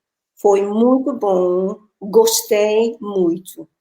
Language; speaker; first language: Portuguese; non-native, learner; English